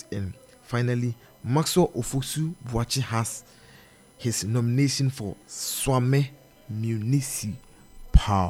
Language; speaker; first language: English; non-native, local second language; Akan